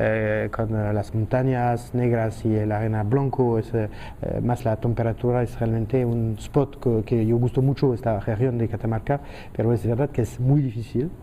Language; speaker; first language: Spanish; non-native, fluent; French